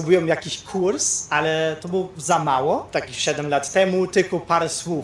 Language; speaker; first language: Polish; non-native, fluent; German